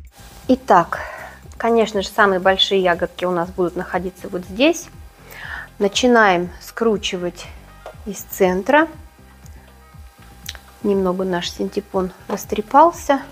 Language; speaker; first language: Russian; native; Russian